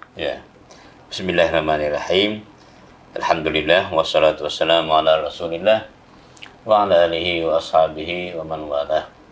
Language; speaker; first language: Malay; non-native, fluent; Thai